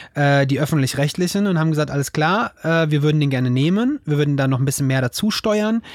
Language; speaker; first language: German; native; German